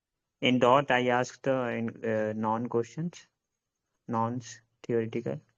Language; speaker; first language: English; non-native, learner; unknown